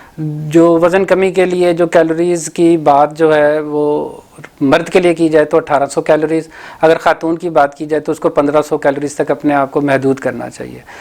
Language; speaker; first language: Urdu; non-native, local second language; Punjabi